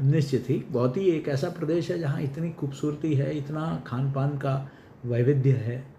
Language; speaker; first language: Hindi; non-native, local second language; Malayalam